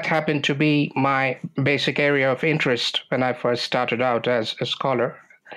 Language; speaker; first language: English; non-native, local second language; Bangla